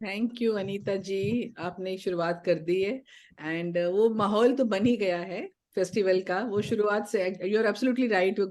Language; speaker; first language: Hindi; native; Hindi